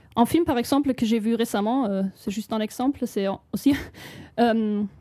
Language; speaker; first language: French; non-native, fluent; German